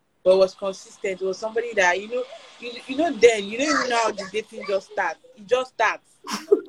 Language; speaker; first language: English; non-native, local second language; Yoruba